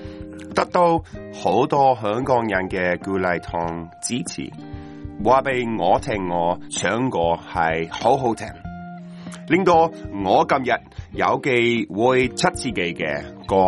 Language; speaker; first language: Cantonese; non-native, learner; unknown